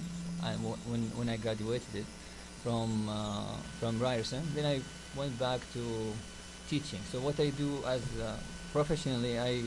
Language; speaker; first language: English; non-native, fluent; Arabic